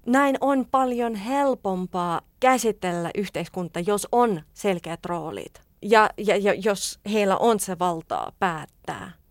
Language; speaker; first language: Finnish; non-native, fluent; Russian